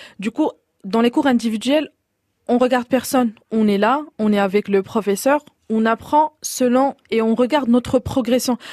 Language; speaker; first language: French; non-native, local second language; Arabic